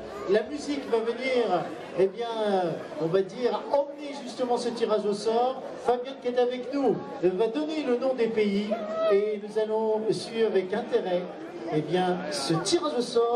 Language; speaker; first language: French; native; French